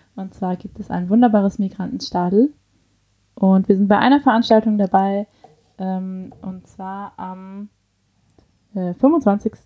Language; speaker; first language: German; early bilingual, other home language; Chinese